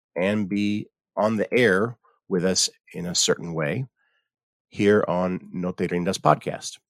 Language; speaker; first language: English; native; English